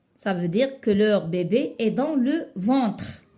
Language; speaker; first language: French; non-native, local second language; Arabic